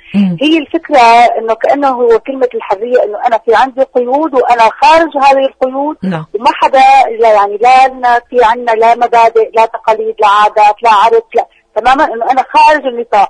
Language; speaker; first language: Arabic; native; Arabic